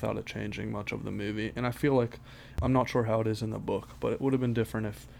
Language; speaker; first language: English; native; English